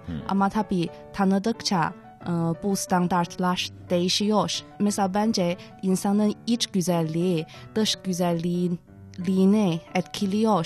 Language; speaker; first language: Turkish; non-native, fluent; Chinese